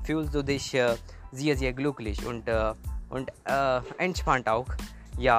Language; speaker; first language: German; non-native, learner; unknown